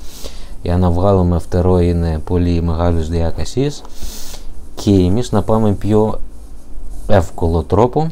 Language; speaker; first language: Greek; non-native, learner; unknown